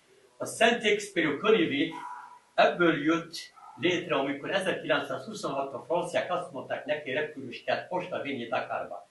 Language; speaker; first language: Hungarian; non-native, learner; Arabic